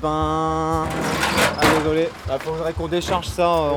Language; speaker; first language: French; native; French